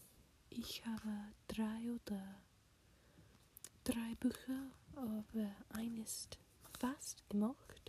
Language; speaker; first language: German; non-native, learner; English